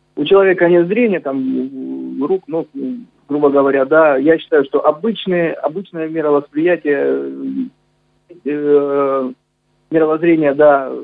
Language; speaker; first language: Russian; native; Russian